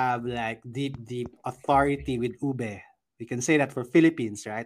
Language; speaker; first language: English; non-native, local second language; Filipino